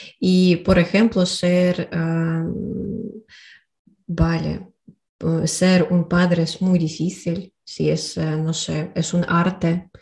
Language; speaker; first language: Spanish; non-native, learner; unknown